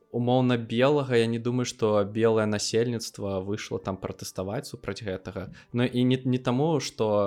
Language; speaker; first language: Belarusian; non-native, local second language; Russian